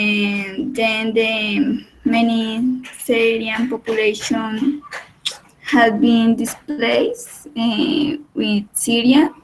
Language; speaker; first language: English; non-native, learner; Spanish